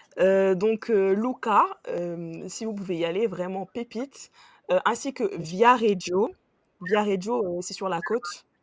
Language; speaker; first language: French; non-native, local second language; Wolof